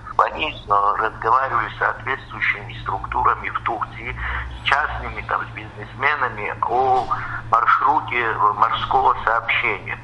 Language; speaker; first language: Russian; non-native, local second language; Abkhazian